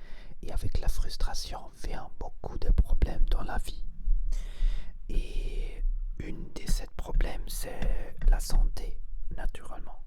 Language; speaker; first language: French; non-native, learner; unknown